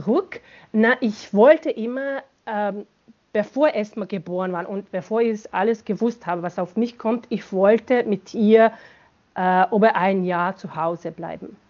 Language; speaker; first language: German; non-native, fluent; Bosnian